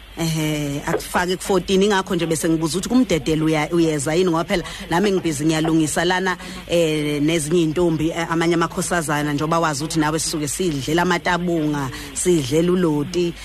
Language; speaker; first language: Zulu; native; Zulu